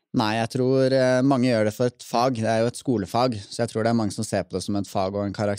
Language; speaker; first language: Norwegian; native; Norwegian